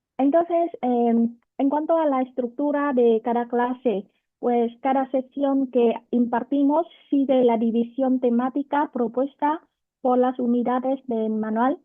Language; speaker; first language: Spanish; non-native, fluent; Vietnamese